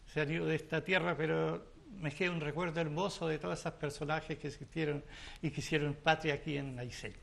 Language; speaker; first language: Spanish; native; Spanish